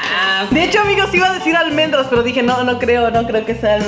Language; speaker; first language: Spanish; native; Spanish